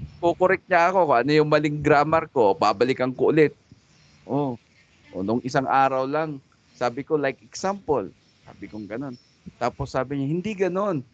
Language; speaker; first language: Filipino; non-native, local second language; Cebuano